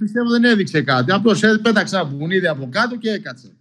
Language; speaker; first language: Greek; non-native, local second language; Albanian